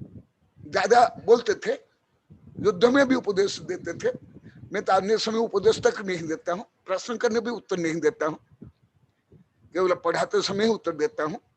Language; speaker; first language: Hindi; native; Hindi